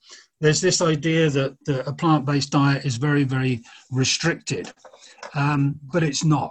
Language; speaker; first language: English; native; English